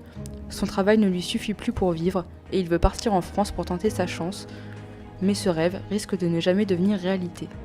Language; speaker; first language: French; native; French